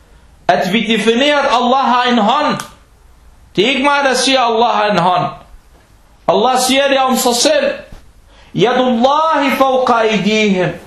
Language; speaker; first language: Danish; early bilingual, other home language; Arabic